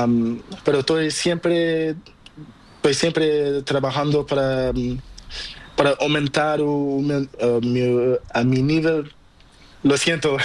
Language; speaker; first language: Spanish; non-native, learner; Portuguese